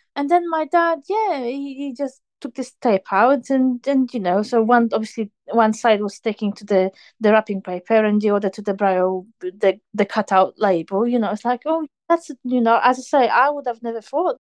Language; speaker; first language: English; non-native, fluent; Polish